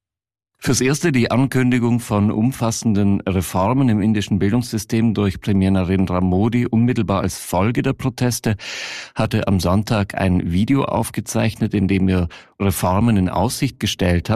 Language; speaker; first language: German; native; German